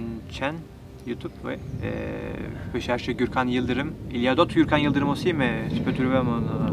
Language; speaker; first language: French; non-native, learner; Turkish